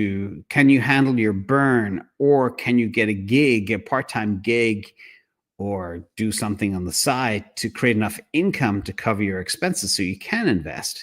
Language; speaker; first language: English; native; English